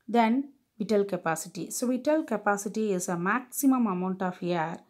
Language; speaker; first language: English; non-native, local second language; Tamil